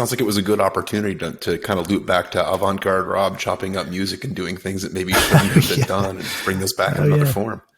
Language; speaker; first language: English; native; English